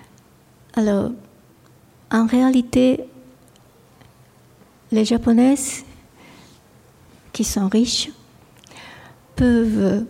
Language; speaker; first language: French; non-native, fluent; Japanese